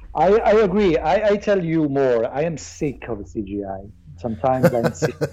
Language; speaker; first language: English; non-native, fluent; Italian